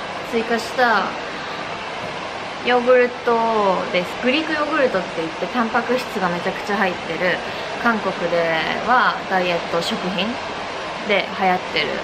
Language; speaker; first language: Japanese; native; Japanese